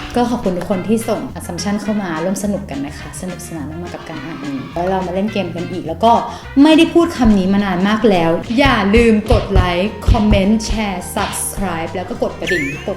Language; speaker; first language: Thai; native; Thai